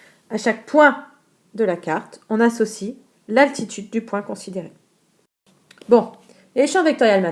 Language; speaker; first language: French; native; French